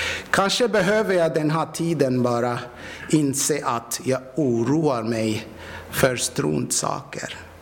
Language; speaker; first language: Swedish; non-native, fluent; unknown